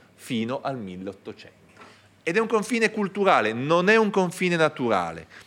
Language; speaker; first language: Italian; native; Italian